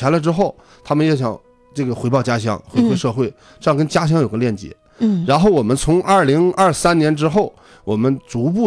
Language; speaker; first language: Chinese; native; Chinese